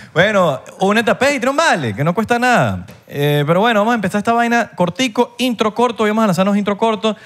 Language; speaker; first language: Spanish; native; Spanish